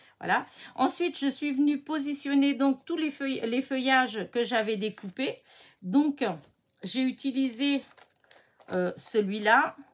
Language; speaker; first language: French; native; French